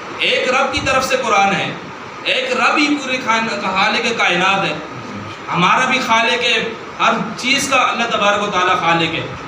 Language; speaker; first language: Urdu; non-native, local second language; Northern Hindko